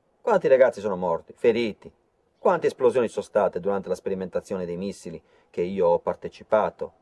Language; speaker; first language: Italian; native; Italian